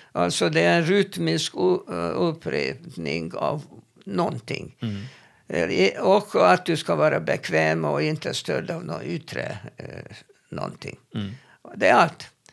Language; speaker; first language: Swedish; non-native, fluent; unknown